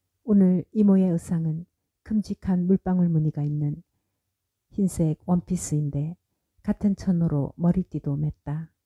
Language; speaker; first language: Korean; native; Korean